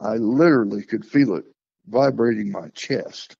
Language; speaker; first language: English; native; English